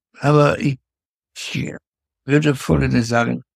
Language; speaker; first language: German; non-native, fluent; Russian